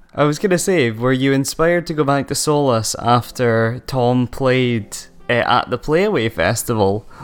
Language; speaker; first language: English; native; English